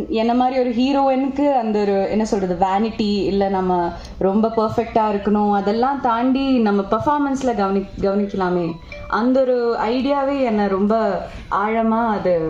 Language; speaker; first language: Tamil; non-native, local second language; Malayalam